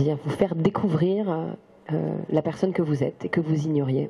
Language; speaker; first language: French; native; French